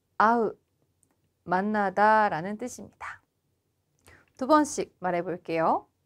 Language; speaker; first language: Korean; native; Korean